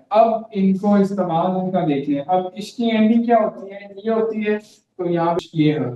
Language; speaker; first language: Urdu; native; Urdu